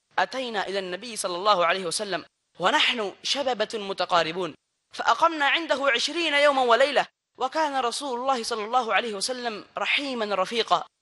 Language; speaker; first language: Arabic; non-native, fluent; Bangla